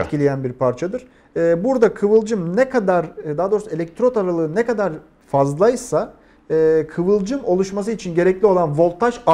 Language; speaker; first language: Turkish; native; Turkish